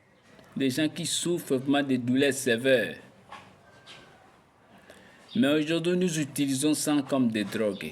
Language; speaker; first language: French; non-native, local second language; Lingala